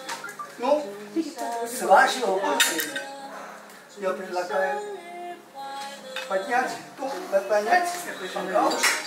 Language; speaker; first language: Russian; non-native, learner; Chinese